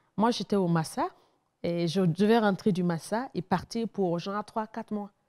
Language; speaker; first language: French; non-native, local second language; Mossi